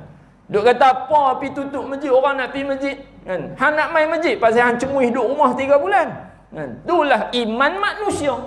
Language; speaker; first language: Malay; native; Malay